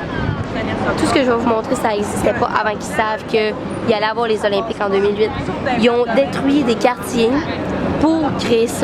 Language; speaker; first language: French; native; French